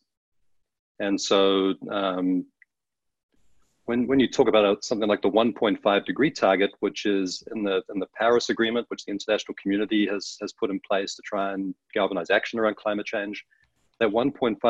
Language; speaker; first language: English; native; English